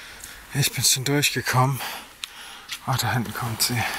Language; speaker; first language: German; native; German